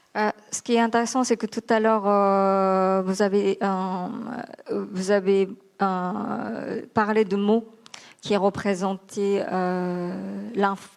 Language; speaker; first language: French; non-native, fluent; Japanese